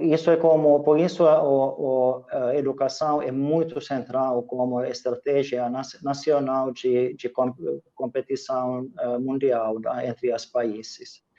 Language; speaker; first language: Portuguese; non-native, fluent; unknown